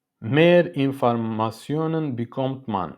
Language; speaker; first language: German; non-native, learner; Turkish